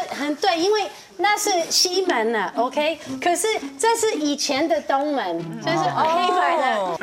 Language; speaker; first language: Chinese; non-native, fluent; English